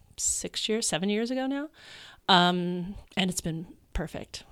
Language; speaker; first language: English; native; English